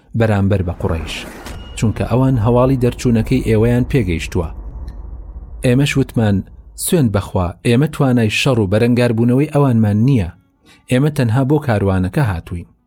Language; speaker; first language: Central Kurdish; native; Central Kurdish